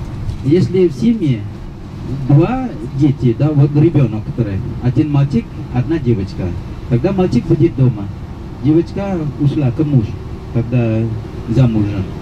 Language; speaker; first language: Russian; non-native, fluent; Balinese